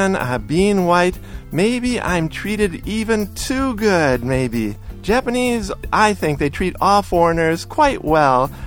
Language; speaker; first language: English; native; English